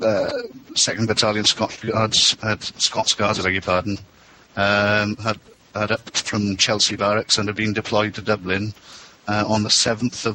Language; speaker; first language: English; native; English